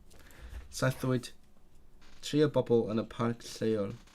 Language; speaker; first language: Welsh; non-native, learner; Cantonese